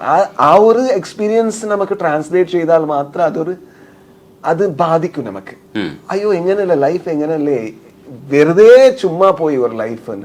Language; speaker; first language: Malayalam; non-native, local second language; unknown